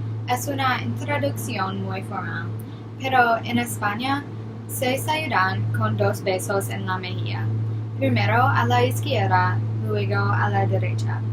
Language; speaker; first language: Spanish; non-native, learner; English